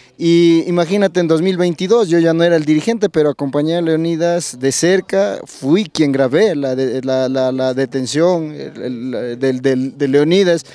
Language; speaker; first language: Spanish; native; Spanish